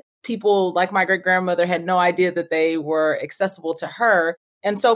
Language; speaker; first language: English; native; English